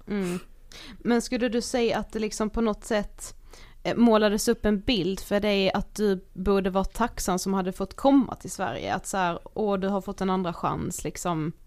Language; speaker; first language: Swedish; native; Swedish